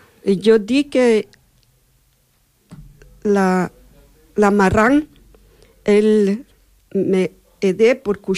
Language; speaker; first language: French; non-native, learner; Spanish